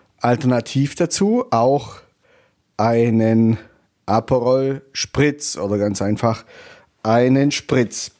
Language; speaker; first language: German; native; German